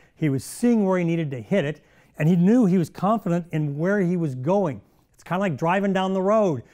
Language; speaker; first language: English; native; English